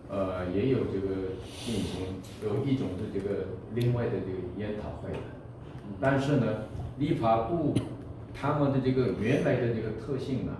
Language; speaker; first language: Chinese; non-native, fluent; Korean